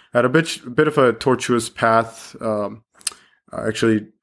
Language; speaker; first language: English; early bilingual, other home language; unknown